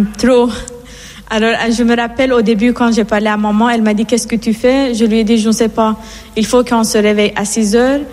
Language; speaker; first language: French; non-native, fluent; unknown